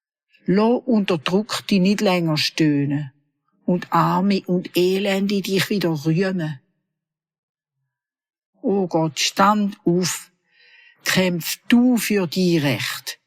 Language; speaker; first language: German; native; German